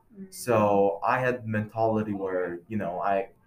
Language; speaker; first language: English; non-native, fluent; Korean